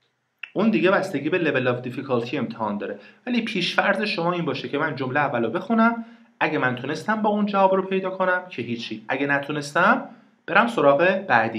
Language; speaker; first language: Persian; native; Persian